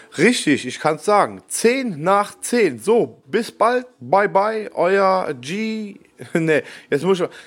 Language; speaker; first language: German; native; German